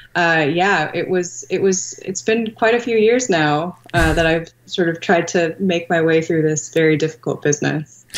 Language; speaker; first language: English; native; English